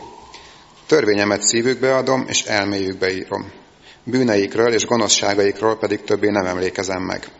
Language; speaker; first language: Hungarian; native; Hungarian